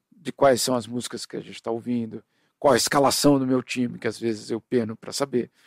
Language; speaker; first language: Portuguese; native; Portuguese